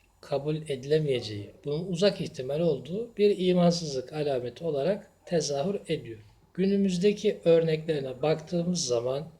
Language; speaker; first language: Turkish; native; Turkish